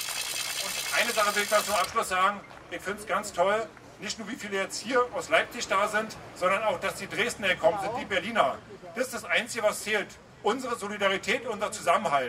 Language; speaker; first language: German; native; German